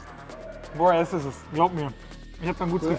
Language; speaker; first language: German; native; German